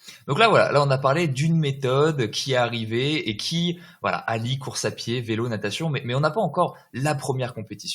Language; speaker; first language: French; native; French